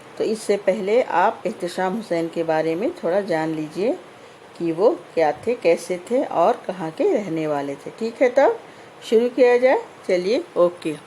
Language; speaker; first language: Urdu; native; Urdu